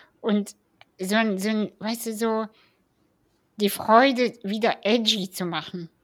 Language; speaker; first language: German; early bilingual, other home language; Russian